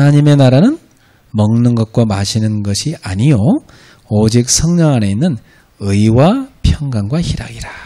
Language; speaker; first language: Korean; native; Korean